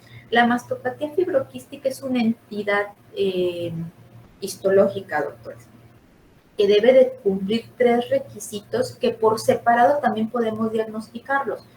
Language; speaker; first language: Spanish; native; Spanish